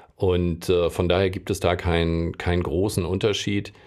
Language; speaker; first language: German; native; German